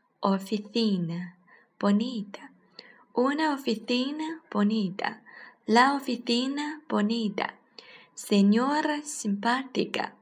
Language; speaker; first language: Spanish; non-native, learner; Chinese